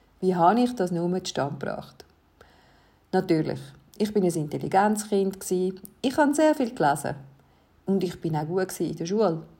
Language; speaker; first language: German; early bilingual, other home language; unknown